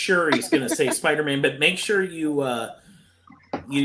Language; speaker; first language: English; native; English